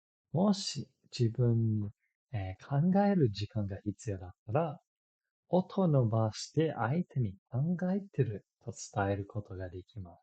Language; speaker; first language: Japanese; non-native, fluent; English